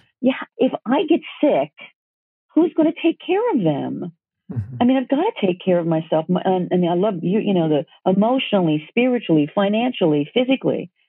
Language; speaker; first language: English; native; English